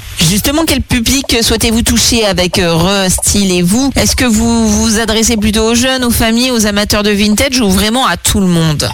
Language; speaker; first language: French; native; French